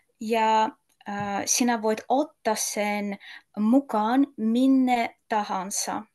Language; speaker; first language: Finnish; non-native, learner; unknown